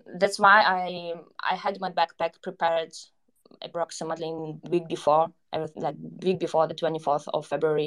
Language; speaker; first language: English; non-native, fluent; Ukrainian